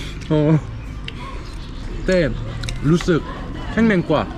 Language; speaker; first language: Thai; non-native, learner; Korean